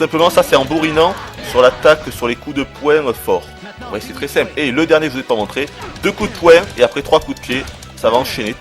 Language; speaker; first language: French; native; French